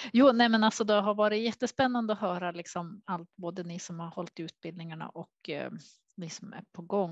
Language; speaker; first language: Swedish; native; Swedish